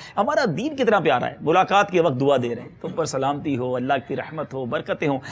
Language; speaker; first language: Urdu; native; Urdu